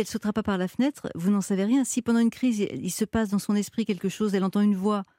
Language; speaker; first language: French; native; French